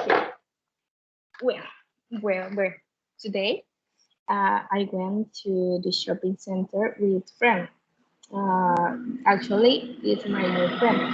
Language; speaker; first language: English; non-native, learner; Spanish